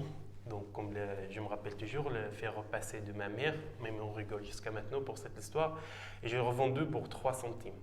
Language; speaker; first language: French; non-native, fluent; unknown